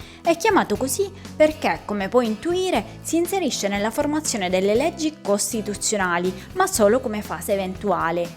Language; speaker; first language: Italian; native; Italian